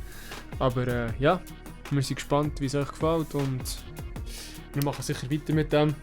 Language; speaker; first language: German; native; German